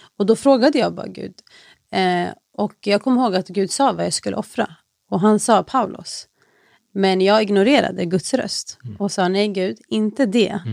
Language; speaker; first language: Swedish; early bilingual, other home language; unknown